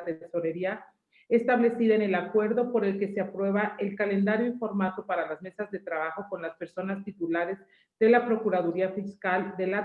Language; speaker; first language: Spanish; native; Spanish